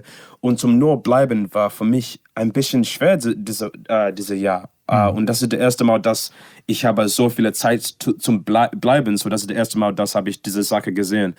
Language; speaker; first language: German; non-native, learner; English